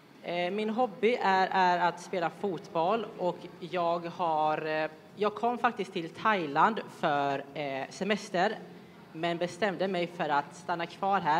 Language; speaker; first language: Swedish; early bilingual, other home language; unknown